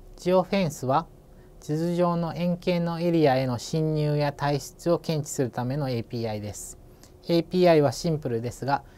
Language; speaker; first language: Japanese; native; Japanese